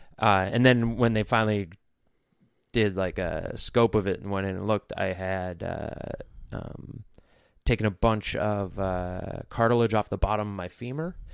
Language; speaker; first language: English; native; English